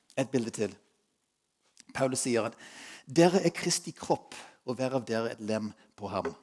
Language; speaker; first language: Norwegian; non-native, fluent; English